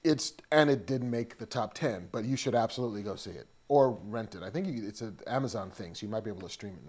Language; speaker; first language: English; native; English